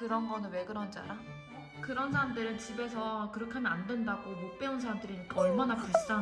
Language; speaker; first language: Korean; native; Korean